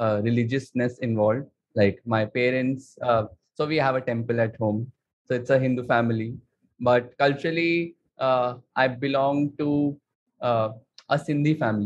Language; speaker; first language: English; non-native, local second language; Hindi